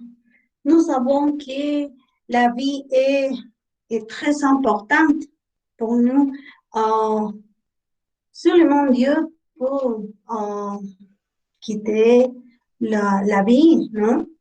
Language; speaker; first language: French; non-native, learner; Spanish